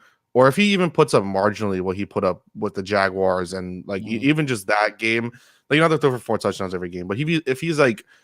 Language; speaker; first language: English; native; English